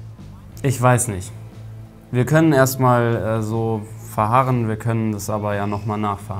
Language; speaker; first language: German; native; German